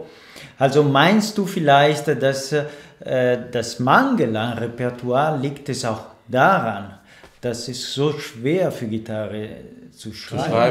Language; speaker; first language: German; non-native, fluent; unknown